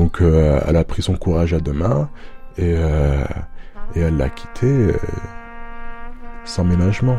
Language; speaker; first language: French; early bilingual, other home language; Arabic